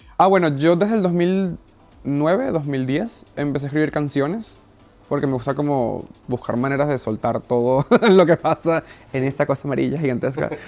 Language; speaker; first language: Spanish; native; Spanish